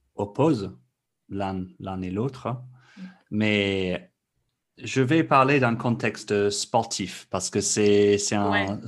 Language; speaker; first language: French; non-native, fluent; English